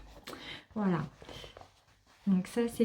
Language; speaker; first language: French; native; French